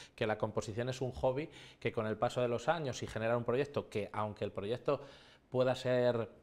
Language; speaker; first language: Spanish; native; Spanish